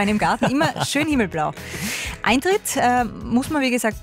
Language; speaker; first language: German; native; German